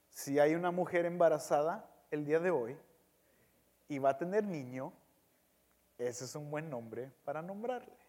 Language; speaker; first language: Spanish; early bilingual, heritage; Spanish